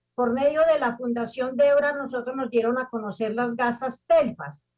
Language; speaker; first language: Spanish; native; Spanish